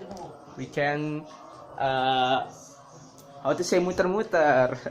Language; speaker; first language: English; non-native, learner; Indonesian